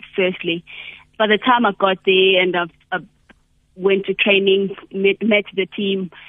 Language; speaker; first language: English; non-native, local second language; Zulu